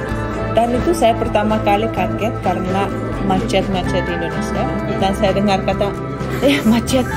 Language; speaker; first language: Indonesian; non-native, fluent; Russian